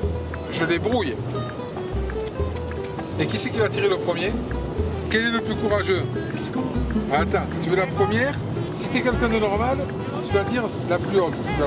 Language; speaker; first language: French; native; French